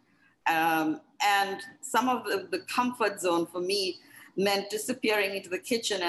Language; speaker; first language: English; non-native, local second language; Hindi